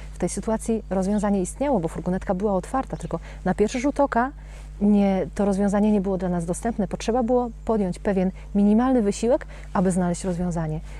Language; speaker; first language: Polish; non-native, fluent; Spanish